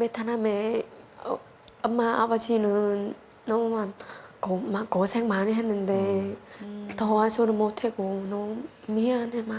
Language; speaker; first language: Korean; non-native, learner; Vietnamese